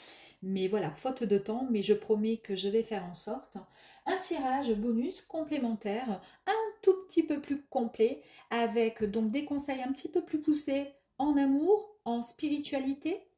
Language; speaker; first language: French; native; French